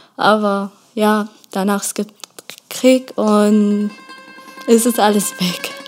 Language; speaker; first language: German; non-native, learner; Kurdish